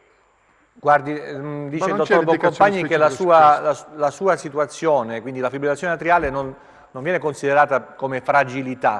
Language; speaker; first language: Italian; native; Italian